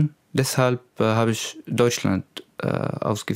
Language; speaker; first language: German; non-native, learner; Arabic